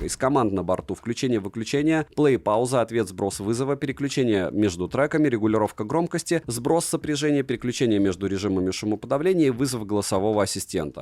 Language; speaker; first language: Russian; native; Russian